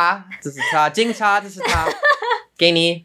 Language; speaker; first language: Chinese; non-native, learner; English